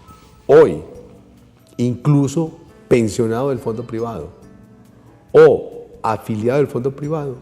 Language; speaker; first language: Spanish; native; Spanish